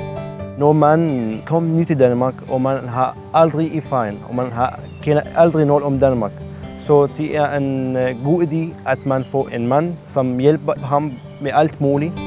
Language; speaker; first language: Danish; non-native, learner; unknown